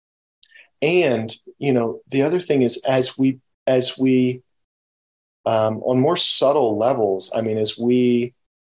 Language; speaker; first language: English; native; English